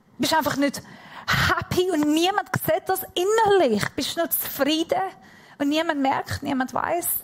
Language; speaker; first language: German; non-native, fluent; Persian